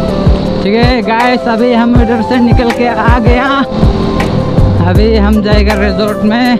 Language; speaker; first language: Hindi; non-native, local second language; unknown